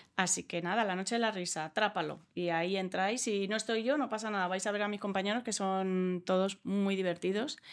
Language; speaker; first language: Spanish; early bilingual, other home language; English